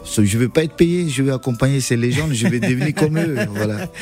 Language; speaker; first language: French; non-native, local second language; Dyula